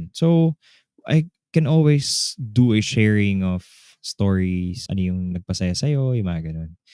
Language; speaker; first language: Filipino; native; Filipino